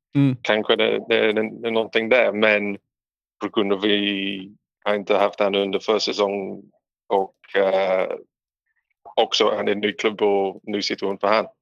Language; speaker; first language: Swedish; non-native, learner; English